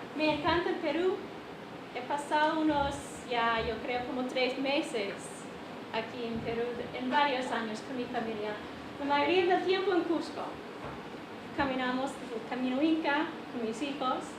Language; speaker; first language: Spanish; non-native, fluent; English